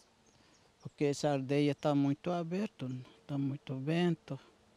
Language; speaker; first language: Portuguese; non-native, local second language; Guarani